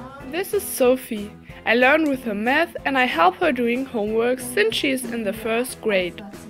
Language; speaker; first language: English; non-native, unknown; German